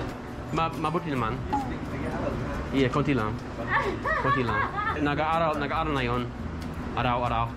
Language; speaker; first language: Filipino; non-native, learner; English